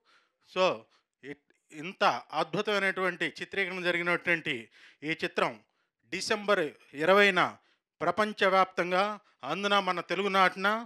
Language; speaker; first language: Telugu; native; Telugu